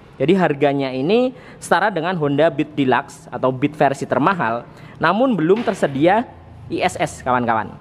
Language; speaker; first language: Indonesian; native; Indonesian